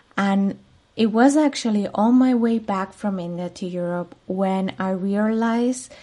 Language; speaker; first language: English; non-native, fluent; Spanish